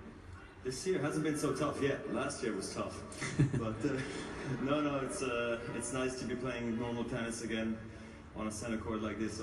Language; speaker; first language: English; non-native, fluent; German